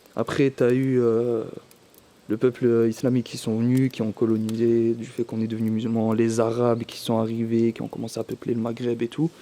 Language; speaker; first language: French; early bilingual, other home language; Kabyle